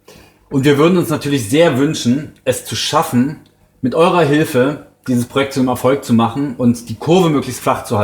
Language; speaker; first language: German; native; German